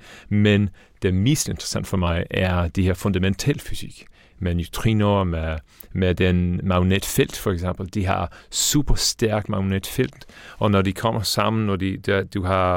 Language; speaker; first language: Danish; non-native, fluent; English